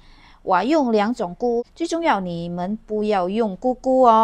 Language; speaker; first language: Chinese; non-native, learner; Indonesian